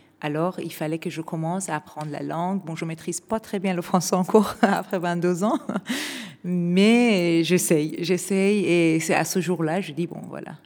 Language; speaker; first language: French; non-native, fluent; Persian